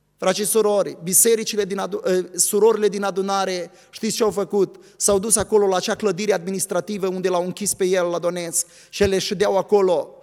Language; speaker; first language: Romanian; native; Romanian